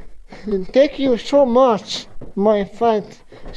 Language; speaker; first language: English; non-native, learner; Croatian